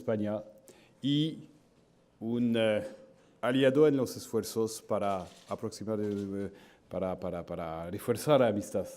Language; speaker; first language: Spanish; non-native, fluent; French